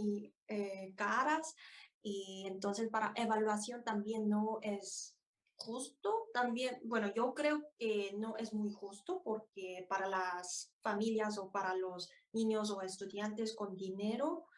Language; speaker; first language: Spanish; non-native, fluent; Korean